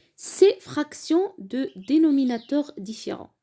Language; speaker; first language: French; non-native, local second language; Arabic